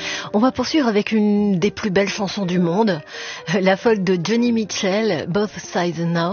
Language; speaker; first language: French; native; French